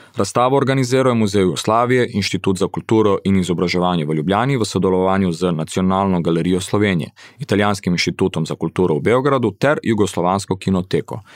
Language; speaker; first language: Slovenian; early bilingual, heritage; Slovenian